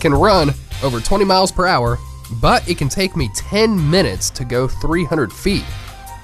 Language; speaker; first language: English; native; English